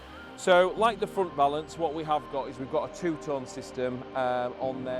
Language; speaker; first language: English; native; English